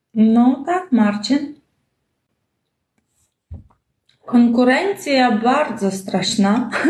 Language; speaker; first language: Polish; non-native, learner; Ukrainian